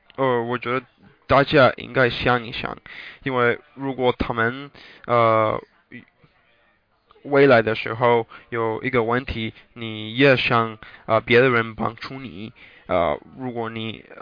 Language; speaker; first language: Chinese; non-native, learner; English